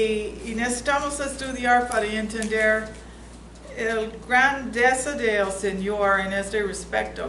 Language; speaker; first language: Spanish; non-native, fluent; English